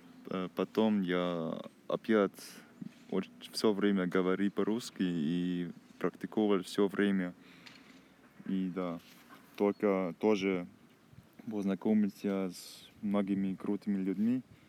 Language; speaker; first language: Russian; non-native, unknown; German